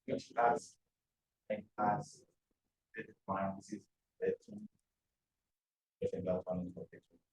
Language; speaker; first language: English; non-native, learner; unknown